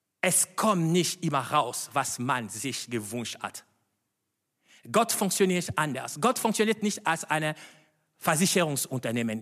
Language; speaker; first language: German; non-native, fluent; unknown